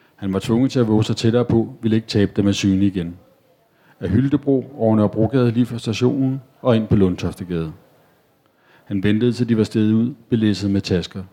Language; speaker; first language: Danish; native; Danish